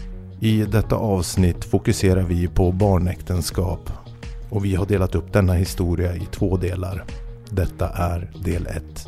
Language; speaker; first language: Swedish; native; Swedish